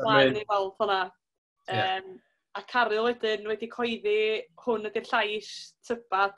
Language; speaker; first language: Welsh; native; Welsh